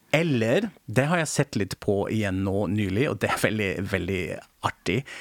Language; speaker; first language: Norwegian; non-native, fluent; German